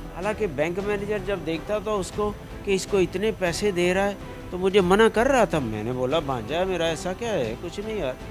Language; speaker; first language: Urdu; native; Urdu